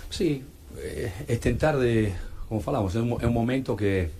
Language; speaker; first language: Portuguese; non-native, fluent; Spanish